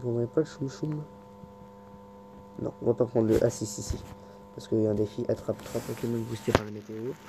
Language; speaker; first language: French; native; French